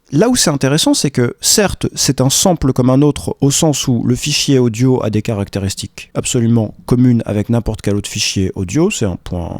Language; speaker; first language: French; native; French